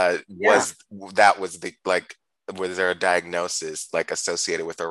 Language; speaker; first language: English; native; English